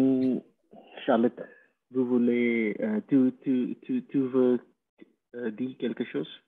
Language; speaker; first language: French; non-native, learner; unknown